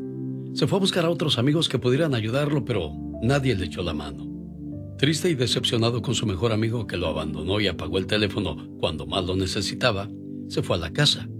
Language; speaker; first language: Spanish; native; Spanish